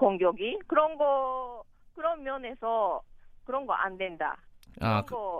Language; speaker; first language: Korean; non-native, learner; Japanese